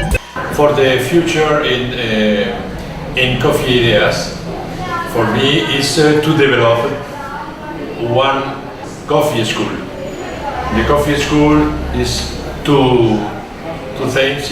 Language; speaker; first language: English; non-native, learner; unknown